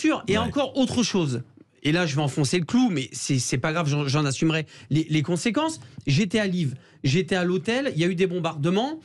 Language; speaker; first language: French; native; French